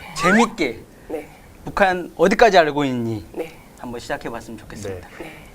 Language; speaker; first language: Korean; native; Korean